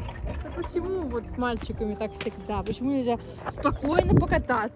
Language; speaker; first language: Russian; native; Russian